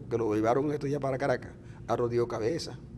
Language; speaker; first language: Spanish; native; Spanish